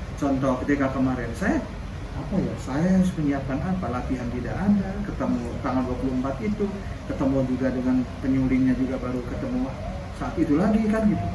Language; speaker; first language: Indonesian; non-native, local second language; Sundanese